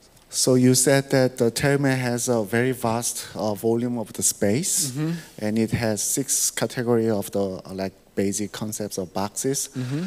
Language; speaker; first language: English; non-native, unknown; Korean